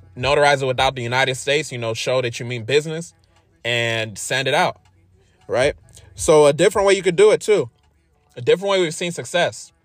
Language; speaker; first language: English; native; English